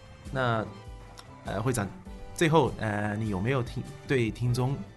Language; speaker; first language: Chinese; non-native, learner; Japanese